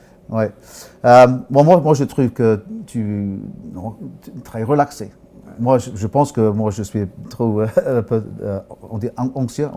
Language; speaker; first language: French; non-native, fluent; English